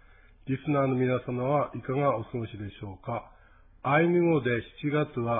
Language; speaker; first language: Japanese; native; Japanese